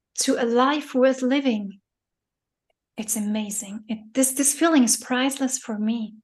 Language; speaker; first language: English; non-native, fluent; German